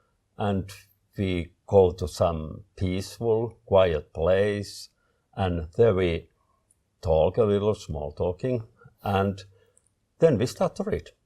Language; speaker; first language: English; non-native, fluent; Finnish